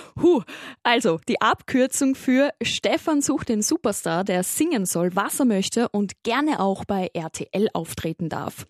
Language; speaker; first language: German; native; German